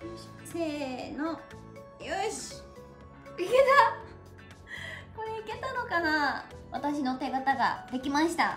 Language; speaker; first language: Japanese; native; Japanese